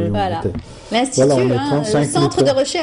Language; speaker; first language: French; native; French